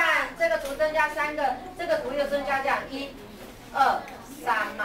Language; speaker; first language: Chinese; native; Chinese